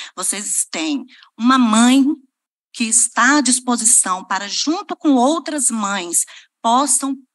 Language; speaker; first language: Portuguese; native; Portuguese